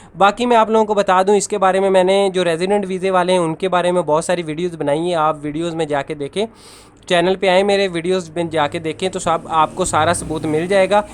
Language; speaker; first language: Hindi; non-native, local second language; Punjabi